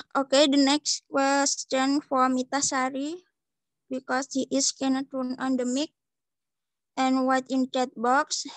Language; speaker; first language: English; non-native, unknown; Indonesian